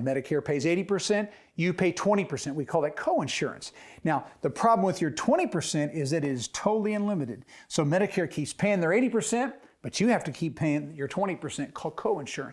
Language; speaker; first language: English; native; English